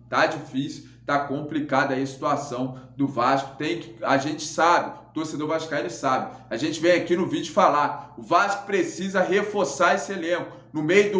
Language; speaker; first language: Portuguese; native; Portuguese